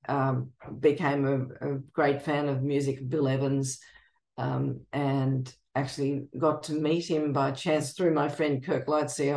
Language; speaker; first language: English; native; English